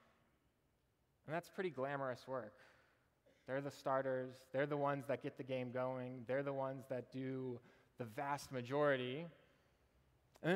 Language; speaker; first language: English; native; English